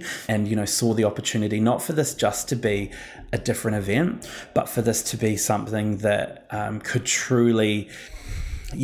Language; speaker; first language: English; native; English